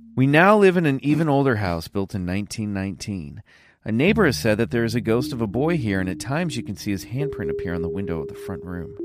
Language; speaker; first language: English; native; English